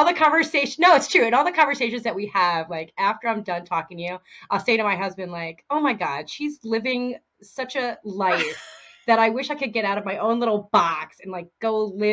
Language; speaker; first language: English; native; English